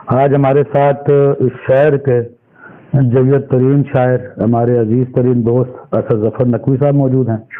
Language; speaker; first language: Urdu; native; Urdu